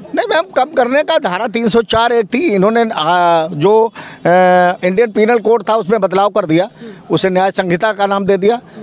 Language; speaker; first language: Hindi; native; Hindi